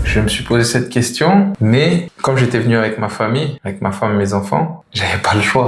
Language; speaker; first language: French; native; French